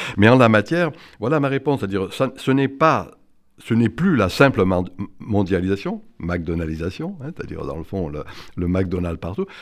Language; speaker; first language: French; native; French